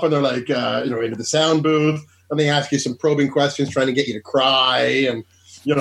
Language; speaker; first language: English; native; English